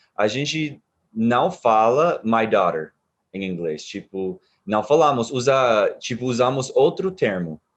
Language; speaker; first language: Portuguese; non-native, fluent; English